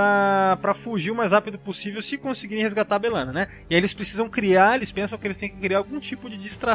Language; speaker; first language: Portuguese; native; Portuguese